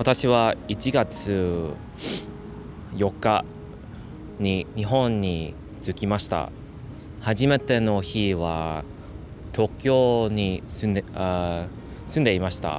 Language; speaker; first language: Japanese; non-native, learner; English